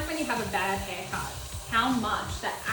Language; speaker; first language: English; native; English